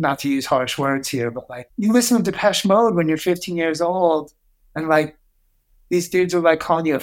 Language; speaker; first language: English; native; English